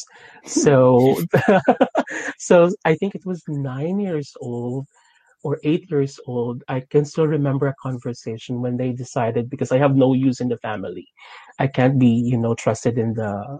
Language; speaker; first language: English; non-native, local second language; Filipino